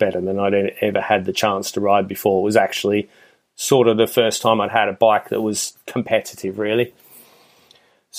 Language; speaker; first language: English; native; English